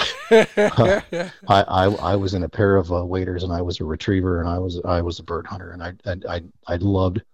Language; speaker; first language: English; native; English